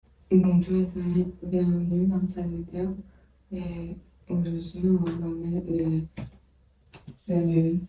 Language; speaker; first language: French; non-native, learner; Chinese